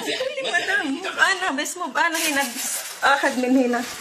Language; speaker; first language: Arabic; non-native, learner; Filipino